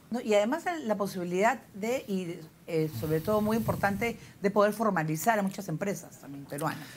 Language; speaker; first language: Spanish; native; Spanish